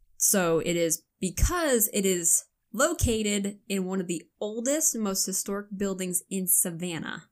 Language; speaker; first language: English; native; English